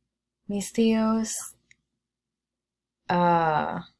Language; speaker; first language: Spanish; non-native, learner; English